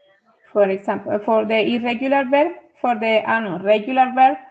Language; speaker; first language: English; non-native, fluent; Spanish